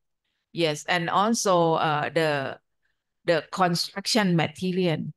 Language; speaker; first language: English; non-native, fluent; Thai